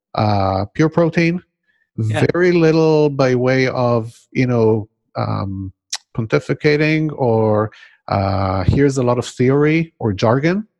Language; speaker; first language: English; non-native, fluent; Hebrew